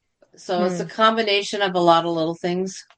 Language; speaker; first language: English; native; English